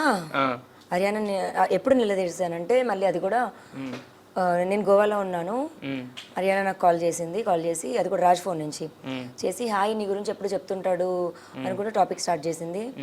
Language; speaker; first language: Telugu; native; Telugu